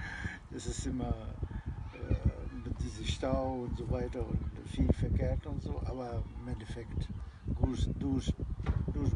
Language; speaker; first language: German; non-native, learner; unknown